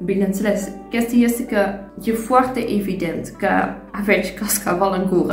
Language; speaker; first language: Romanian; non-native, learner; Dutch